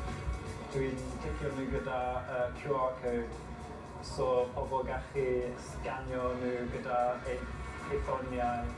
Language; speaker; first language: Welsh; non-native, local second language; English